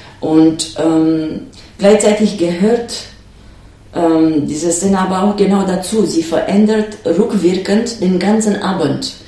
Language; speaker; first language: German; non-native, fluent; Romanian